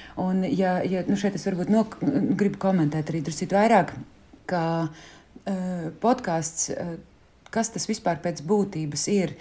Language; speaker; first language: Latvian; native; Latvian